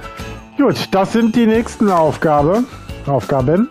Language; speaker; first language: German; native; German